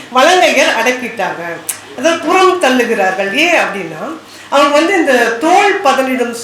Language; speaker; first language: Tamil; non-native, local second language; Kannada